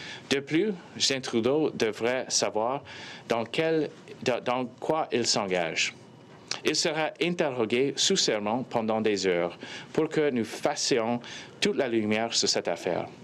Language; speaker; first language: French; non-native, fluent; English